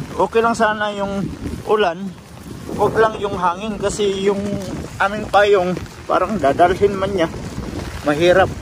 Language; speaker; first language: Filipino; non-native, local second language; Cebuano